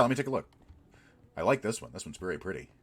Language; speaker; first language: English; native; English